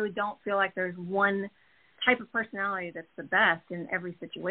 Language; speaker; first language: English; native; English